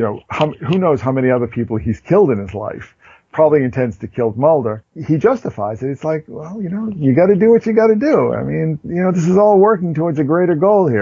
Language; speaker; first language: English; native; English